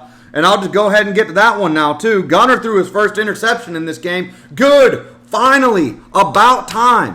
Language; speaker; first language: English; native; English